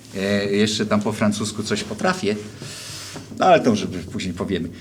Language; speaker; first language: Polish; native; Polish